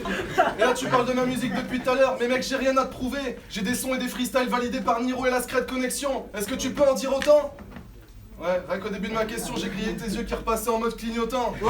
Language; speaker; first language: French; native; French